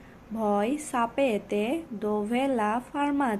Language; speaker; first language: Italian; non-native, learner; Bangla